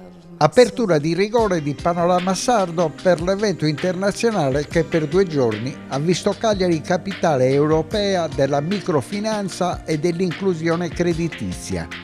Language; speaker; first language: Italian; native; Italian